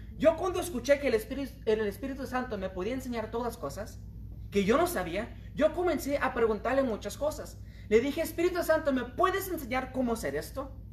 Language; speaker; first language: Spanish; early bilingual, heritage; Spanish